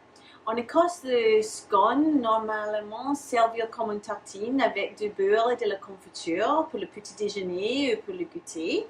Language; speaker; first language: French; non-native, learner; English